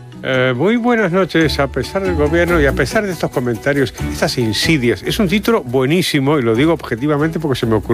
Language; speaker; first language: Spanish; native; Spanish